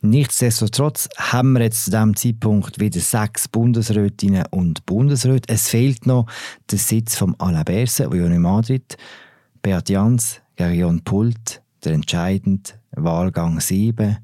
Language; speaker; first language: German; native; German